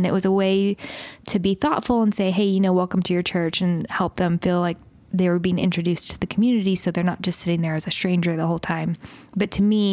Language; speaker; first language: English; native; English